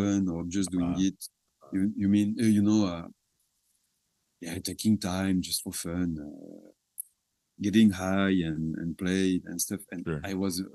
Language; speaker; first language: English; non-native, fluent; French